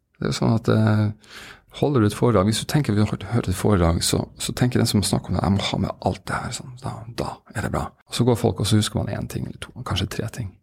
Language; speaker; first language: Norwegian; native; Norwegian